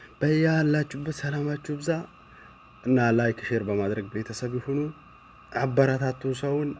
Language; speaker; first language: Amharic; non-native, local second language; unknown